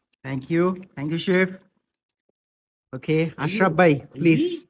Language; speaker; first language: English; non-native, local second language; Bangla